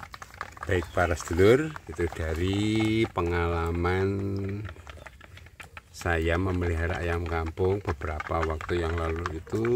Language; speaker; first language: Indonesian; native; Indonesian